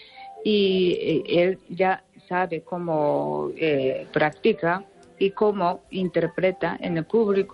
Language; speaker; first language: Spanish; non-native, fluent; Japanese